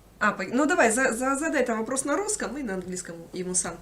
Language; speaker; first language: Russian; native; Russian